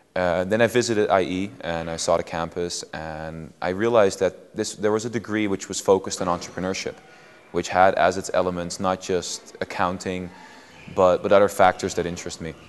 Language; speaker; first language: English; non-native, fluent; Dutch